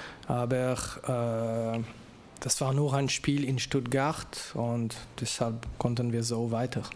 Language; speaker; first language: German; non-native, local second language; French